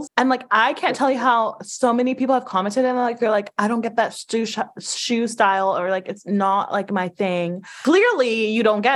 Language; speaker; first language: English; native; English